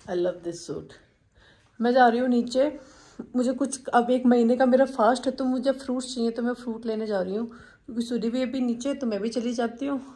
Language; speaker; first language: Hindi; native; Hindi